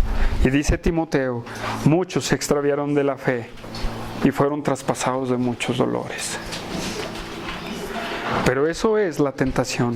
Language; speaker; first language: Spanish; native; Spanish